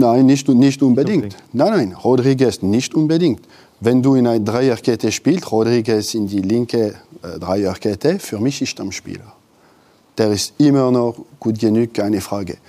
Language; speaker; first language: German; non-native, local second language; French